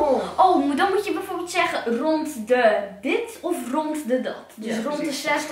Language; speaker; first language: Dutch; native; Dutch